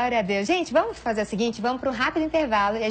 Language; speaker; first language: Portuguese; native; Portuguese